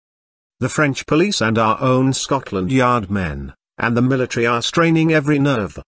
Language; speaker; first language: English; non-native, fluent; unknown